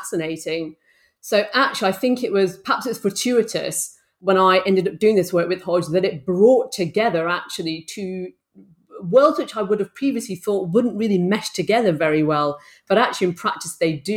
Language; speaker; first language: English; native; English